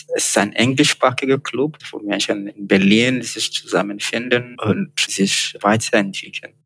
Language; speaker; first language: German; non-native, fluent; Yoruba